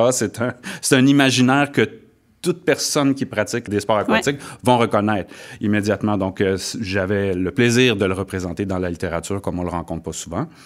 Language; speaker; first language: French; native; French